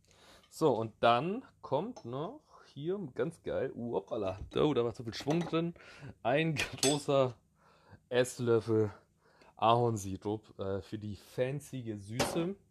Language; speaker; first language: German; native; German